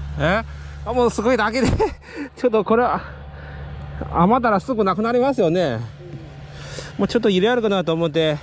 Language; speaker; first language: Japanese; non-native, learner; Chinese